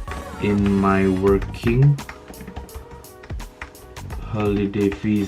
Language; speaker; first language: English; non-native, learner; Indonesian